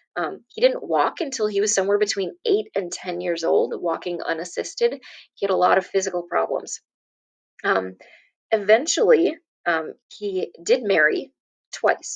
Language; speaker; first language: English; native; English